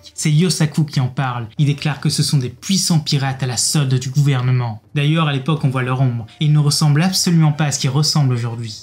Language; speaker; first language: French; native; French